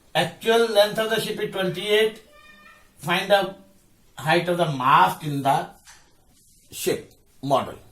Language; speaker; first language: English; non-native, local second language; Punjabi